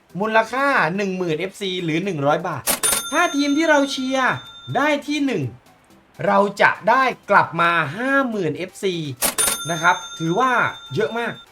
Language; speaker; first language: Thai; native; Thai